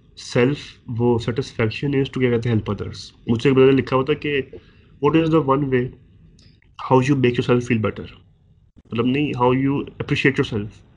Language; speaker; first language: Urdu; native; Urdu